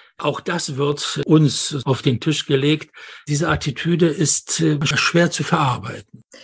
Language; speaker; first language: German; non-native, fluent; Polish